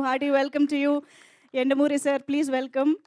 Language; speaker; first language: Telugu; native; Telugu